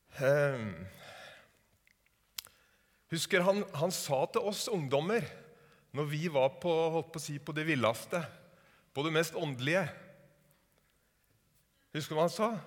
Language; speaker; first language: Norwegian; native; Norwegian